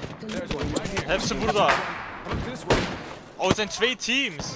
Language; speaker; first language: Dutch; early bilingual, other home language; Turkish